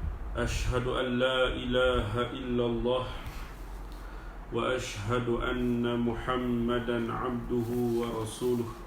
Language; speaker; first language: Arabic; non-native, fluent; Malay